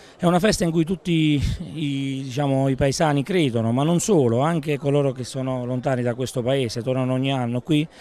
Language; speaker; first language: Italian; native; Italian